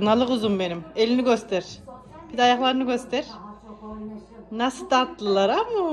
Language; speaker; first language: Turkish; native; Turkish